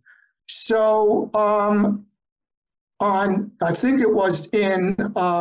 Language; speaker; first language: English; early bilingual, other home language; Yiddish